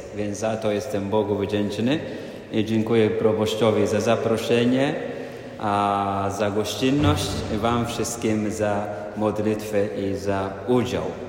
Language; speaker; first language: Polish; non-native, fluent; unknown